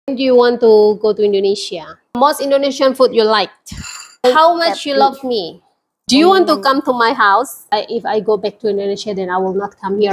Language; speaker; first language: English; non-native, learner; Indonesian